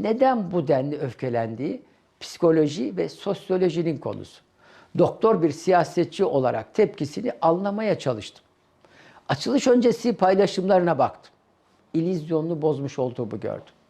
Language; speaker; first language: Turkish; native; Turkish